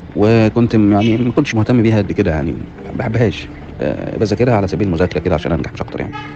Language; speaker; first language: Arabic; native; Arabic